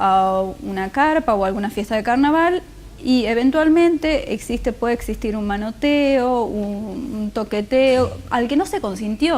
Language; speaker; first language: Spanish; native; Spanish